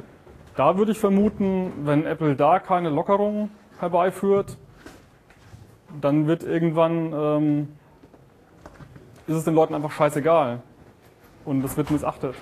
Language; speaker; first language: German; native; German